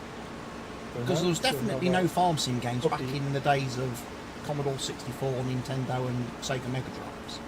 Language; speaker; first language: English; native; English